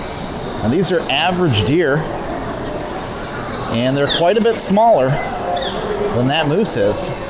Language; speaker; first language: English; native; English